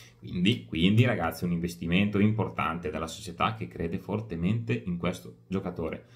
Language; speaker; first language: Italian; native; Italian